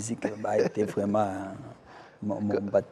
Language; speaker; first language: French; non-native, local second language; Kinyarwanda